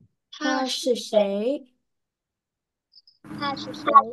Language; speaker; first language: Chinese; non-native, learner; Vietnamese